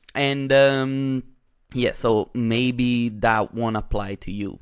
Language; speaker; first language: English; non-native, fluent; Italian